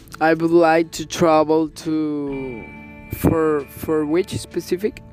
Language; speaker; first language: English; non-native, learner; Spanish